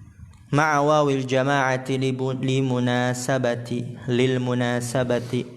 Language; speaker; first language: Arabic; non-native, fluent; Indonesian